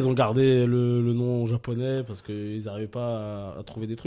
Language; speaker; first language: French; native; French